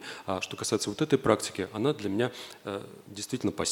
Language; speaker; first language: Russian; native; Russian